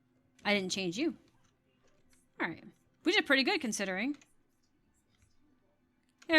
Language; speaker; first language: English; native; English